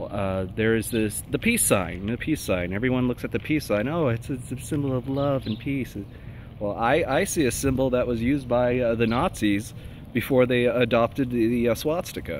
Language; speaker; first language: English; native; English